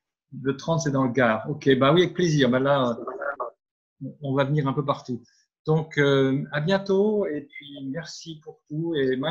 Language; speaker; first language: French; native; French